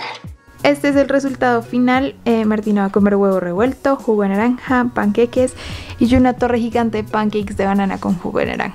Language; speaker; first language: Spanish; native; Spanish